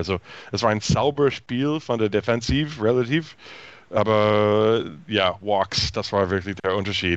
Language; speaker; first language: German; non-native, fluent; English